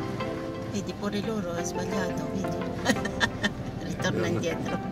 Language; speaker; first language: Italian; non-native, learner; Filipino